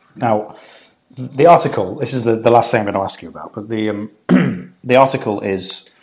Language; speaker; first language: English; native; English